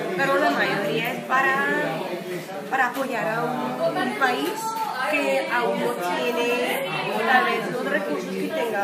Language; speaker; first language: Spanish; non-native, fluent; English